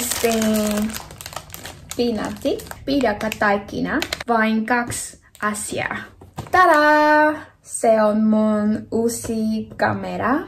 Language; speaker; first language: Finnish; non-native, learner; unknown